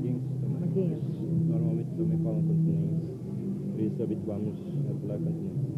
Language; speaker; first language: Portuguese; non-native, local second language; Cantonese